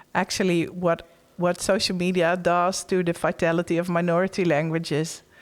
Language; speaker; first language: English; non-native, fluent; Western Frisian